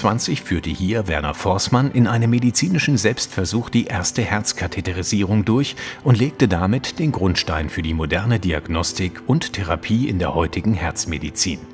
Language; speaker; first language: German; native; German